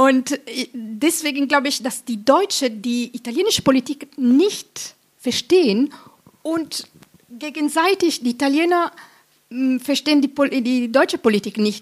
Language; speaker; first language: German; non-native, fluent; Italian